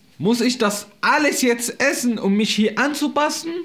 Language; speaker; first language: German; non-native, fluent; Arabic